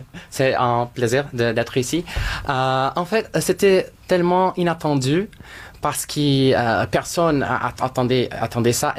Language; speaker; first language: French; non-native, fluent; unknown